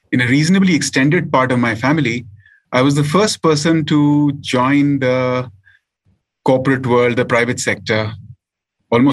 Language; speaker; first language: English; non-native, local second language; Hindi